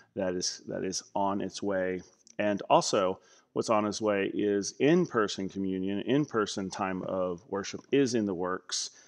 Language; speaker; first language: English; native; English